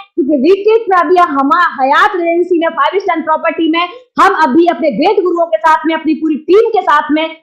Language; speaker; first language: Hindi; native; Hindi